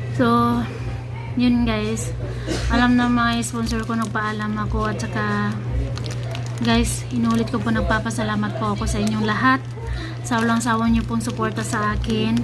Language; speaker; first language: Filipino; non-native, local second language; Cebuano